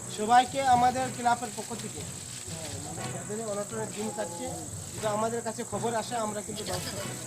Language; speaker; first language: Bangla; non-native, local second language; Santali